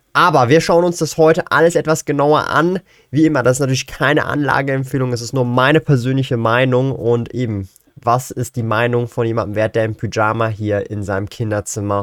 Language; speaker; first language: German; native; German